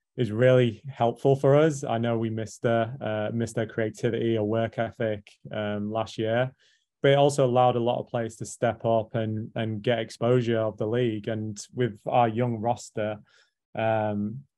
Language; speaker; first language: English; native; English